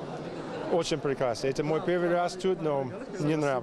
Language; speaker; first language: Russian; non-native, fluent; English